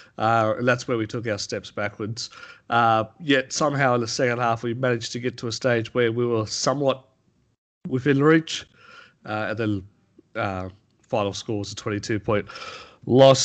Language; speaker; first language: English; native; English